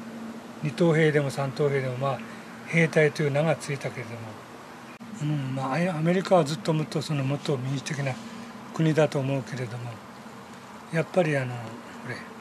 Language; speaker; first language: Japanese; native; Japanese